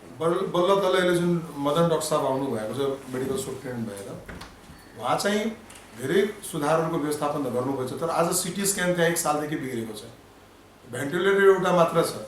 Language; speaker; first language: Nepali; non-native, local second language; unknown